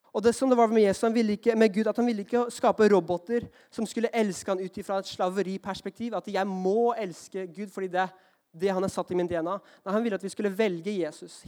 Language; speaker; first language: Norwegian; early bilingual, heritage; Norwegian